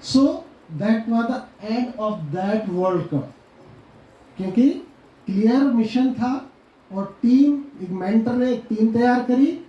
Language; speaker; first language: Hindi; native; Hindi